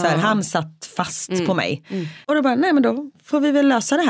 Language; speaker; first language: Swedish; native; Swedish